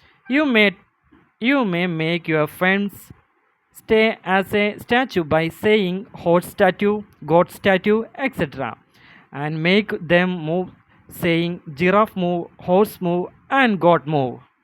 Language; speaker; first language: English; non-native, local second language; Malayalam